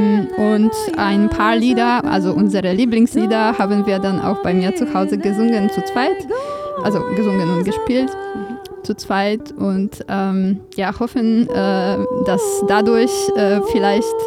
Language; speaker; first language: German; non-native, fluent; Polish